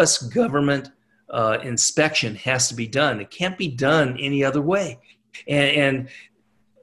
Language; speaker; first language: English; native; English